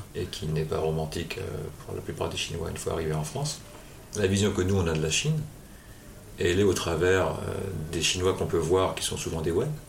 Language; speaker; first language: French; native; French